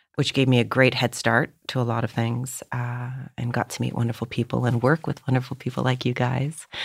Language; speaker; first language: English; native; English